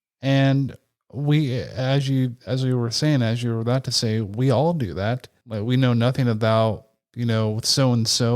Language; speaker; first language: English; native; English